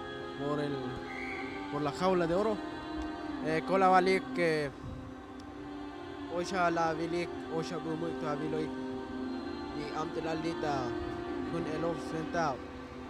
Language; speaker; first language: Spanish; non-native, local second language; Tzotzil